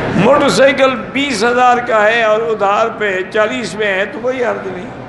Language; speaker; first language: Urdu; early bilingual, heritage; Urdu